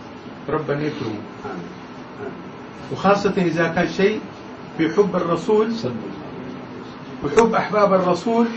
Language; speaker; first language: Arabic; native; Arabic